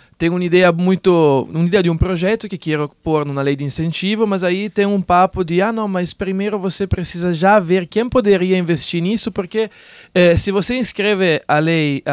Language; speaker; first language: Portuguese; non-native, fluent; Italian